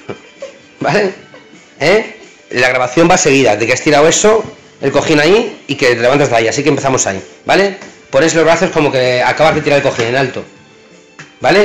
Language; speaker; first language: Spanish; native; Spanish